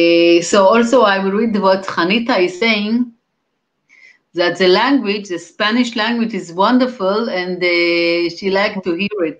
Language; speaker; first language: English; non-native, fluent; Hebrew